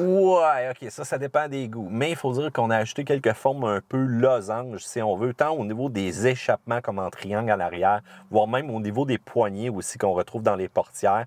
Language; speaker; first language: French; native; French